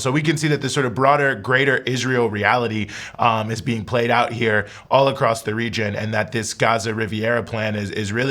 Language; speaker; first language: English; native; English